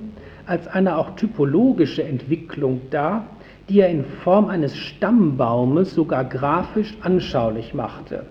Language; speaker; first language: German; native; German